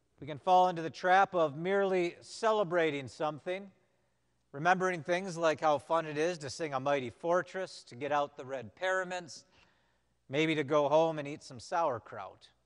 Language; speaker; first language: English; native; English